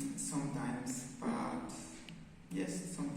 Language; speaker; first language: English; non-native, learner; Spanish